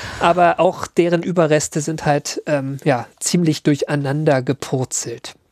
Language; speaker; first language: German; native; German